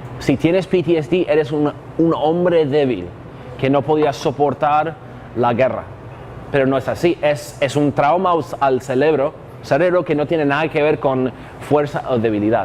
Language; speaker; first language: Spanish; non-native, fluent; English